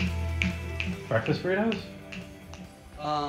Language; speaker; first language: English; native; English